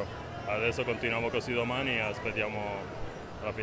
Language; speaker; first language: Italian; non-native, learner; Spanish